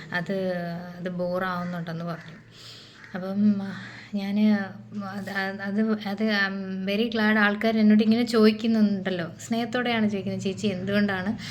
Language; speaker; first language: Malayalam; early bilingual, heritage; Malayalam